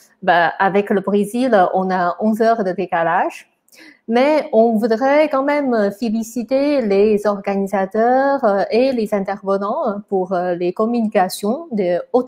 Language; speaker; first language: French; non-native, fluent; Chinese